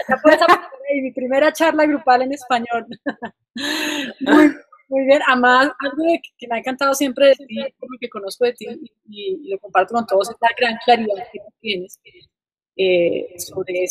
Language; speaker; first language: Spanish; native; Spanish